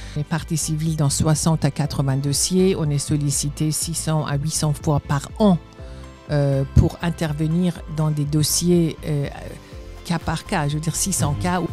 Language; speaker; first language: French; non-native, fluent; Persian